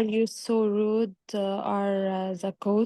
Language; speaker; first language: English; non-native, learner; Arabic